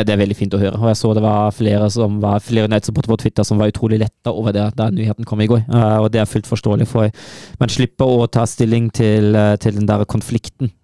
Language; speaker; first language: Norwegian; non-native, fluent; German